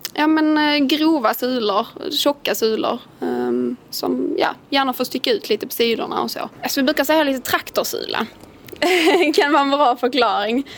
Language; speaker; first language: Swedish; native; Swedish